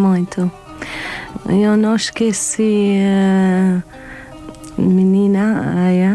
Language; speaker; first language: Portuguese; non-native, learner; Arabic